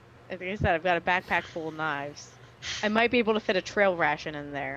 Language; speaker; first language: English; native; English